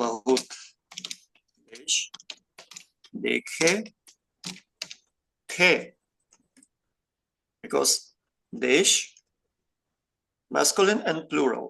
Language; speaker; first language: Hindi; non-native, fluent; Ukrainian